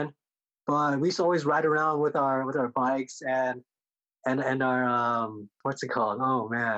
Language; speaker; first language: English; early bilingual, other home language; Korean